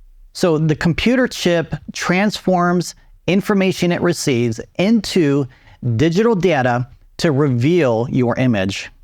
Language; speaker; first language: English; native; English